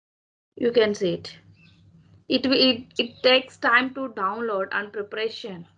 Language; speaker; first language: English; non-native, learner; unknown